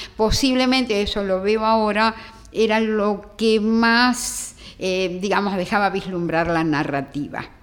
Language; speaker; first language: Spanish; native; Spanish